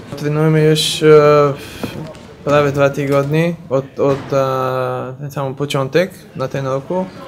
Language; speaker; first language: Polish; non-native, learner; Bulgarian